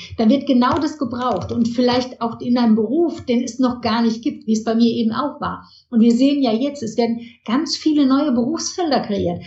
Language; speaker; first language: German; early bilingual, heritage; German